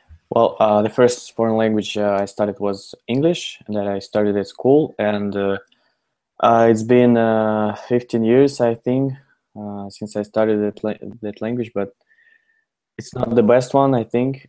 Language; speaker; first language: English; non-native, fluent; Russian